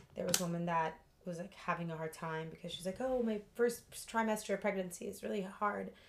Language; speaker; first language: English; early bilingual, other home language; Russian